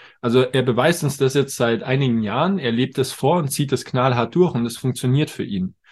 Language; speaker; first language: German; native; German